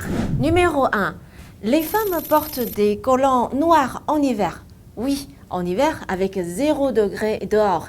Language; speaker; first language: French; non-native, fluent; Chinese